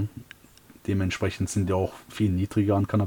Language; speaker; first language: German; early bilingual, other home language; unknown